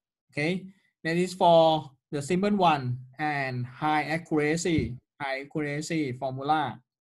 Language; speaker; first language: English; non-native, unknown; Thai